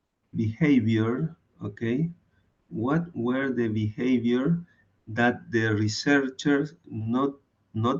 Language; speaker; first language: English; non-native, learner; Spanish